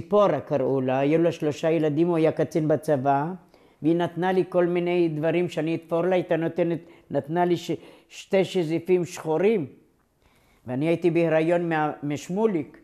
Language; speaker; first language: Hebrew; non-native, local second language; Ladino